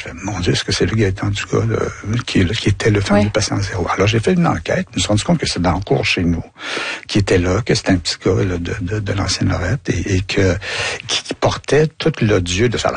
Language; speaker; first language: French; native; French